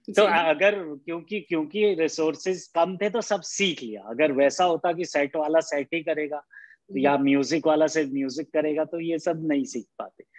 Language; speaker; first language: Hindi; native; Hindi